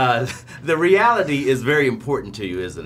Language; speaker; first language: English; native; English